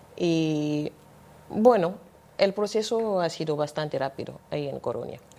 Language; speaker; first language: Spanish; non-native, fluent; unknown